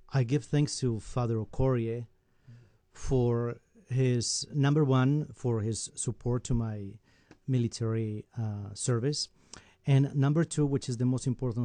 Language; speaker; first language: English; non-native, fluent; Spanish